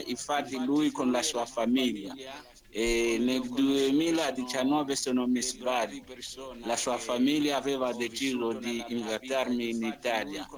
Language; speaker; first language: Italian; non-native, learner; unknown